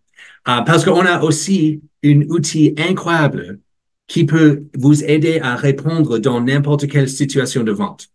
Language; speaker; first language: French; non-native, learner; English